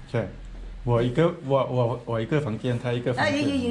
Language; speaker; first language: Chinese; non-native, learner; Thai